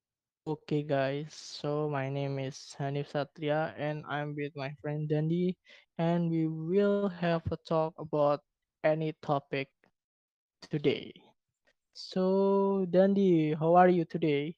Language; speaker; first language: English; non-native, learner; Indonesian